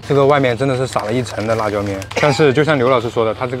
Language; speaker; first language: Chinese; native; Chinese